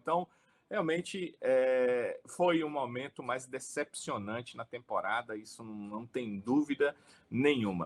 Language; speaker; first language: Portuguese; native; Portuguese